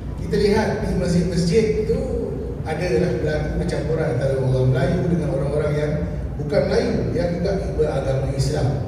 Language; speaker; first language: Malay; native; Malay